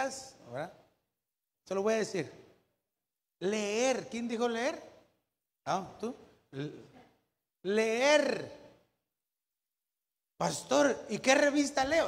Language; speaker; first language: Spanish; native; Spanish